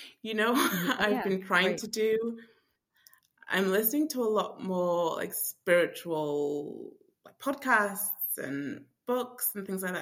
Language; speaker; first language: English; native; English